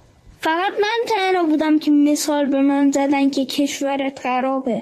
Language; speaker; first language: Persian; early bilingual, heritage; Persian